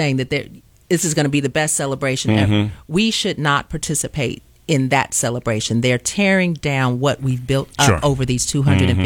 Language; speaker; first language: English; native; English